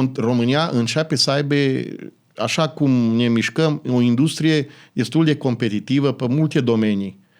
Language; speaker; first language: Romanian; native; Romanian